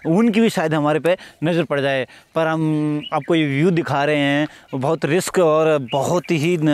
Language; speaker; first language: Hindi; native; Hindi